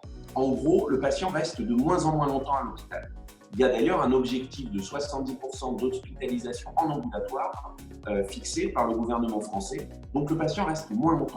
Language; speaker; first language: French; native; French